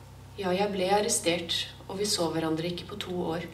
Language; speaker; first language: Norwegian; non-native, fluent; Persian